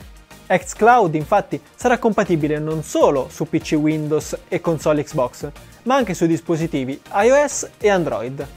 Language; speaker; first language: Italian; native; Italian